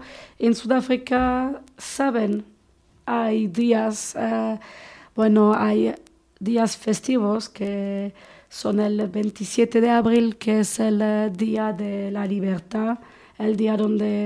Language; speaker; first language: Spanish; non-native, fluent; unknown